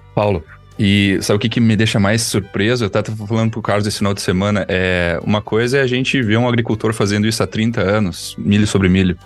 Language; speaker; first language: Portuguese; native; Portuguese